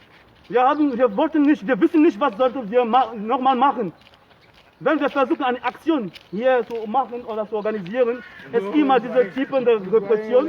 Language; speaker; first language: German; non-native, learner; French